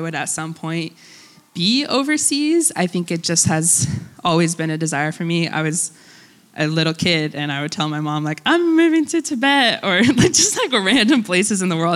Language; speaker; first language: English; early bilingual, other home language; Russian